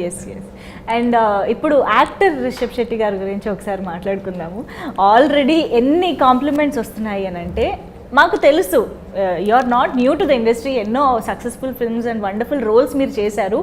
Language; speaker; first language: Telugu; native; Telugu